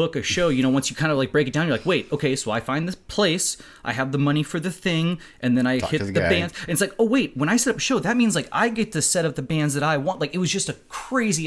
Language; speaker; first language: English; native; English